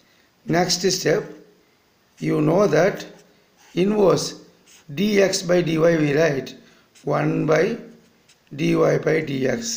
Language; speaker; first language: English; non-native, local second language; Tamil